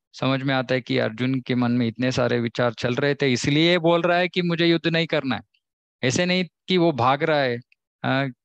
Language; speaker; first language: Hindi; non-native, local second language; Kannada